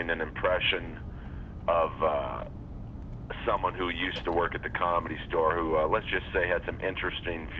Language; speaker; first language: English; native; English